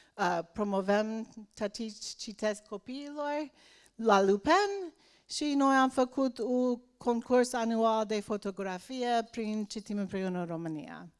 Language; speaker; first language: Romanian; non-native, learner; English